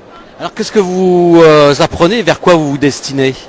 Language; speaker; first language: French; native; French